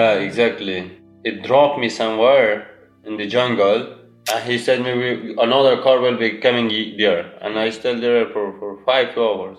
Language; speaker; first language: English; non-native, learner; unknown